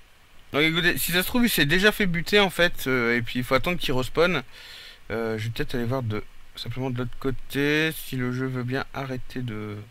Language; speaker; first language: French; native; French